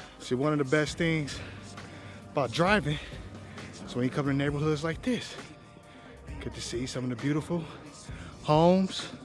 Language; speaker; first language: English; native; English